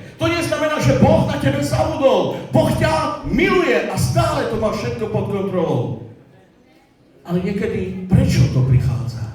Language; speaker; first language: Slovak; non-native, local second language; Romany